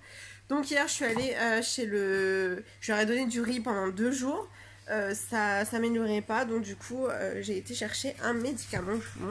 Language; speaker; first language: French; native; French